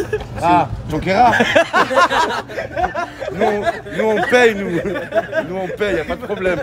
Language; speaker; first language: French; native; French